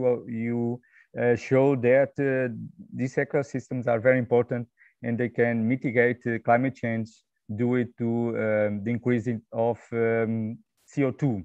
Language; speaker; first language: English; non-native, fluent; Portuguese